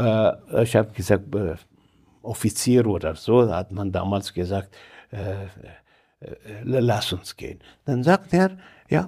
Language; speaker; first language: German; non-native, fluent; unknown